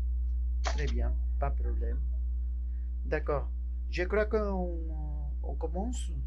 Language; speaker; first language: French; non-native, fluent; Spanish